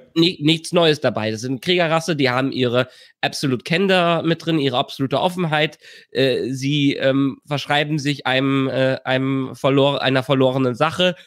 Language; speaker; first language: German; native; German